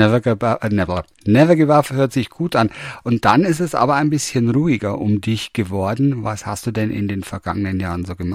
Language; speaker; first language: German; native; German